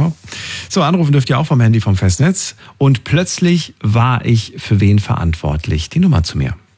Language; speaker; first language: German; native; German